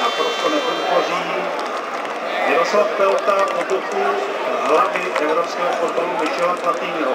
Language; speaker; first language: Czech; native; Czech